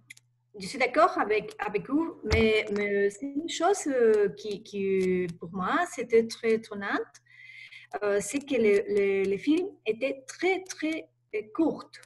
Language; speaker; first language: French; non-native, learner; Spanish